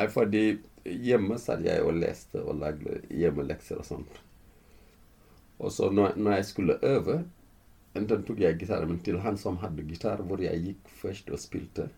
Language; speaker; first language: Norwegian; non-native, fluent; Fula